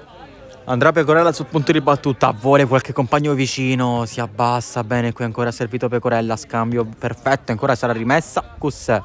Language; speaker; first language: Italian; native; Italian